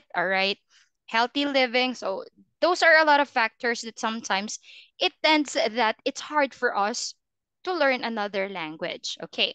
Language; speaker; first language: English; non-native, fluent; Filipino